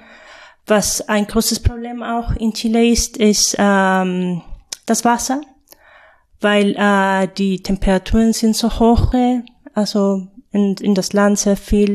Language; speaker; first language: German; non-native, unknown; Spanish